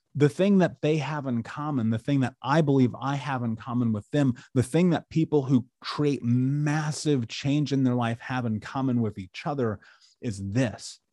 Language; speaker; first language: English; native; English